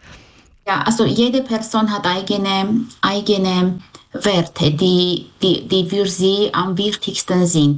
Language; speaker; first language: German; non-native, fluent; Armenian